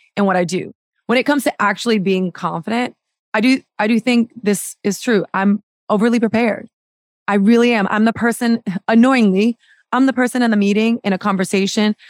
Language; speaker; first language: English; native; English